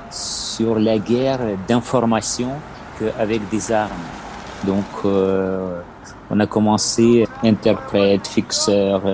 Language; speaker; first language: French; non-native, fluent; Ukrainian